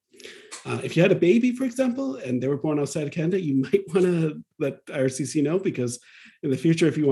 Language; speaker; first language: English; native; English